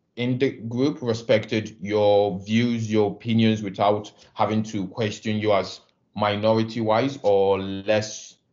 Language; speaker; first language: English; non-native, local second language; Igbo